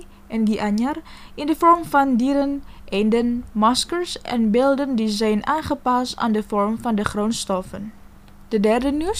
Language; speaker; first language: Dutch; non-native, fluent; Indonesian